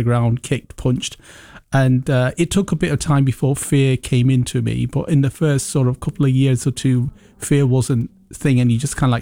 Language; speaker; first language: English; early bilingual, other home language; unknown